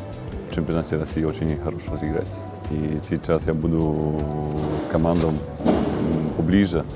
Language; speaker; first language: Russian; non-native, fluent; Polish